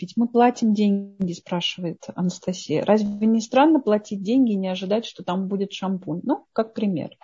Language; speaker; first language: Russian; native; Russian